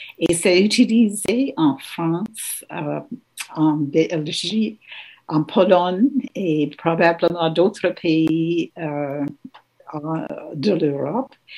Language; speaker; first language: French; non-native, local second language; English